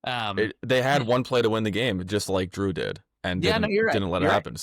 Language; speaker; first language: English; native; English